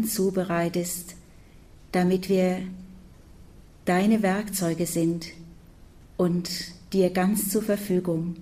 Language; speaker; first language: German; native; German